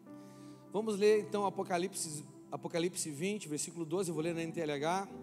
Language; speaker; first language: Portuguese; native; Portuguese